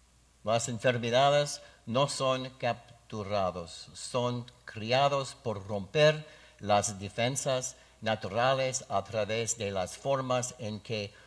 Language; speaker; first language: Spanish; non-native, learner; English